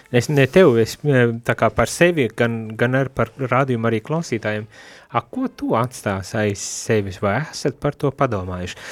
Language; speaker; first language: Latvian; native; Latvian